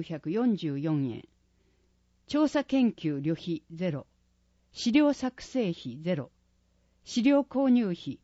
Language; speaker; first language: Japanese; native; Japanese